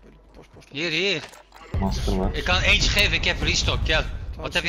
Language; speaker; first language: Dutch; non-native, local second language; Turkish